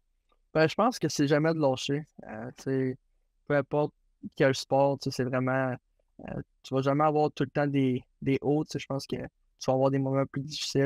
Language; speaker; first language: French; native; French